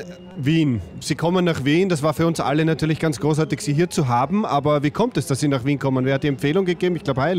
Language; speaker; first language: German; native; German